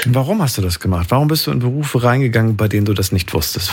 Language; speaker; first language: German; native; German